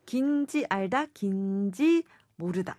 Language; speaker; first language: Korean; non-native, fluent; Chinese